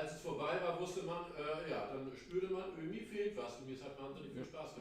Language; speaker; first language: German; native; German